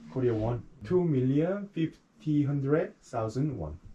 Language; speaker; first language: English; non-native, learner; Korean